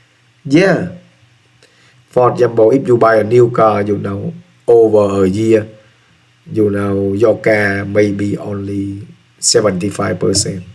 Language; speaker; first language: English; non-native, learner; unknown